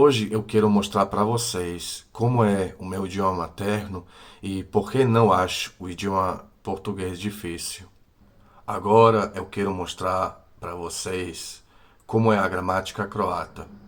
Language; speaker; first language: Portuguese; non-native, fluent; Croatian